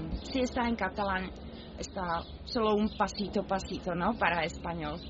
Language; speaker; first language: Spanish; non-native, learner; Czech